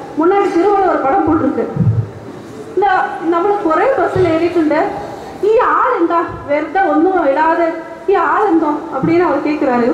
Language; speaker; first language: Tamil; non-native, local second language; Badaga